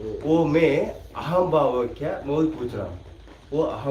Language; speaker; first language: Hindi; non-native, local second language; Kannada